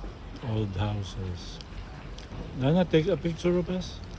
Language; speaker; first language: English; non-native, local second language; Filipino